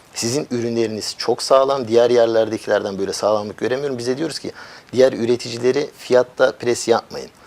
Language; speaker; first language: Turkish; early bilingual, heritage; Turkish